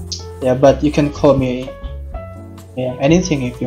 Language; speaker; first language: English; non-native, learner; Indonesian